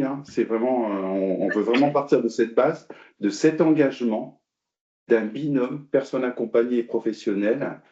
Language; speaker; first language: French; native; French